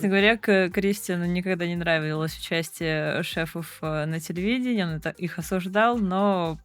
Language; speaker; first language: Russian; native; Russian